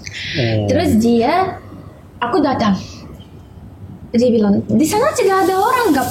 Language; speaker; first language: Indonesian; non-native, learner; Russian